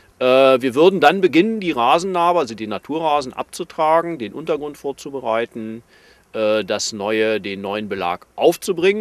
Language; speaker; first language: German; native; German